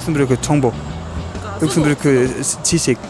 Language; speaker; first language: Korean; non-native, fluent; Luxembourgish